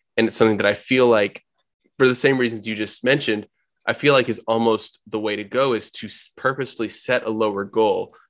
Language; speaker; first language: English; native; English